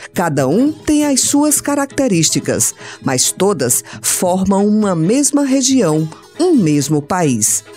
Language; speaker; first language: Portuguese; native; Portuguese